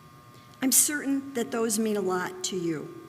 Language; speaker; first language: English; native; English